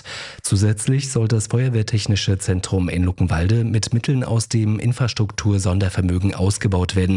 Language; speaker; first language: German; native; German